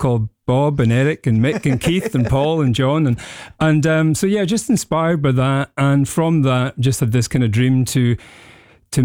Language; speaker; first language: English; native; English